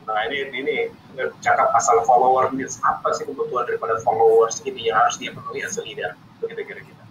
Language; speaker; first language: Indonesian; native; Indonesian